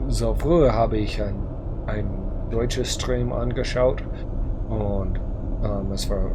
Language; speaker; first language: German; non-native, learner; English